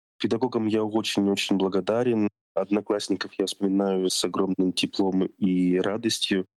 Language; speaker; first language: Russian; native; Russian